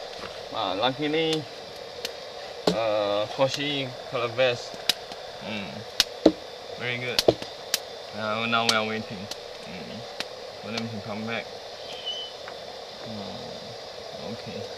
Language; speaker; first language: English; non-native, fluent; Chinese